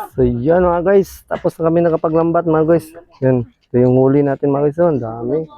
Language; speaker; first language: Filipino; non-native, local second language; Cebuano